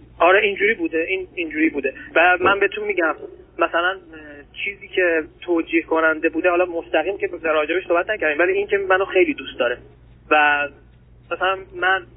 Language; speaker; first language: Persian; early bilingual, other home language; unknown